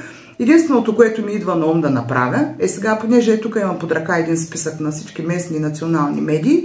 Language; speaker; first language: Bulgarian; native; Bulgarian